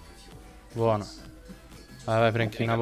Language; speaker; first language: Italian; native; Italian